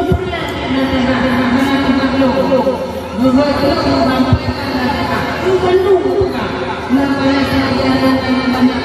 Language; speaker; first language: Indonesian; non-native, local second language; Achinese